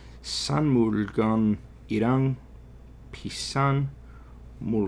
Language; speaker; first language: Korean; non-native, learner; English